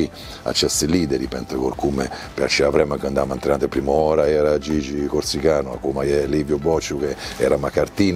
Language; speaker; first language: Romanian; non-native, learner; Italian